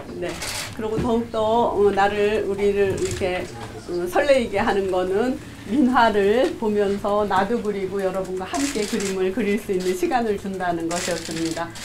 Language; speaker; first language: Korean; native; Korean